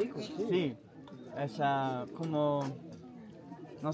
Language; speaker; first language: Spanish; non-native, learner; English